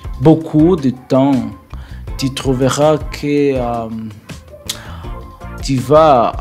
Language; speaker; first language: French; non-native, learner; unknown